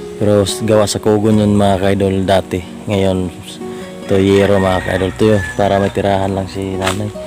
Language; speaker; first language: Filipino; non-native, local second language; Cebuano